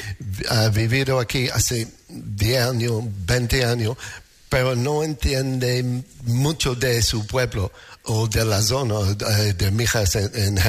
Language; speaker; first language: Spanish; non-native, learner; English